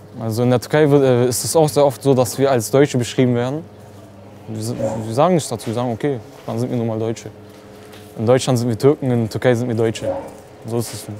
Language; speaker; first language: German; early bilingual, other home language; Turkish